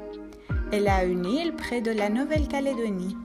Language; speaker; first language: French; non-native, fluent; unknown